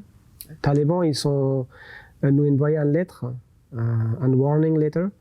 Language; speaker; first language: French; non-native, local second language; Persian